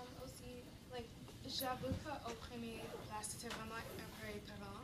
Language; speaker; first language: French; non-native, fluent; English